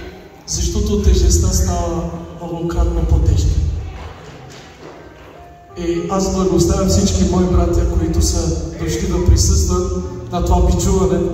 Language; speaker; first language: Bulgarian; non-native, local second language; Turkish